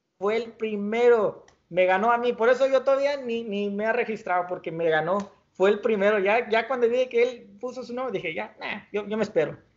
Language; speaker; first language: Spanish; early bilingual, heritage; Spanish